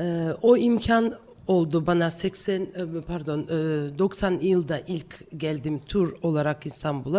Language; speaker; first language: Turkish; non-native, fluent; Georgian